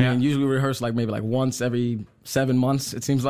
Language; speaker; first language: English; native; English